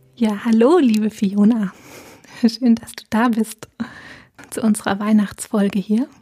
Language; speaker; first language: German; native; German